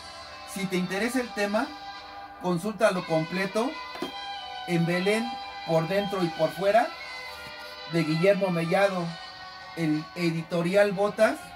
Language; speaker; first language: Spanish; native; Spanish